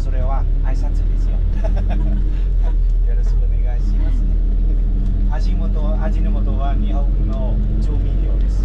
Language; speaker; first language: Japanese; non-native, fluent; Vietnamese